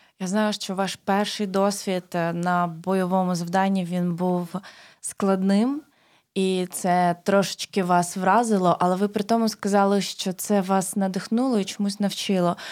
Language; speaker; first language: Ukrainian; native; Ukrainian